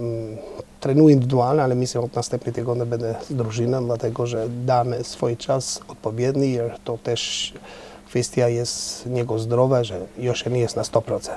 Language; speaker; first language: Polish; non-native, fluent; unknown